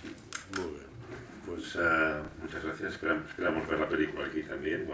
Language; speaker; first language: Spanish; native; Spanish